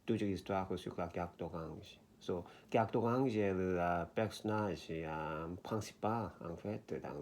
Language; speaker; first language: French; non-native, learner; Korean